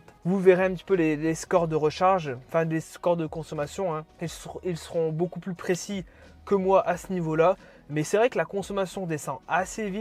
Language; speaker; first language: French; native; French